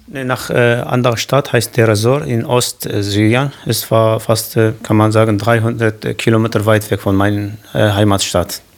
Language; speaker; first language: German; non-native, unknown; Kurdish